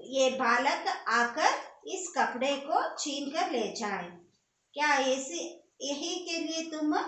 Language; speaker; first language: Hindi; non-native, local second language; Kannada